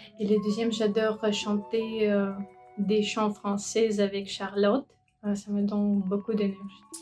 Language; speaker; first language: French; non-native, learner; Russian